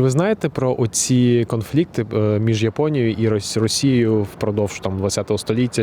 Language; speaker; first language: Ukrainian; native; Ukrainian